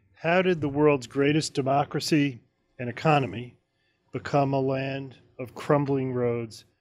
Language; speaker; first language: English; native; English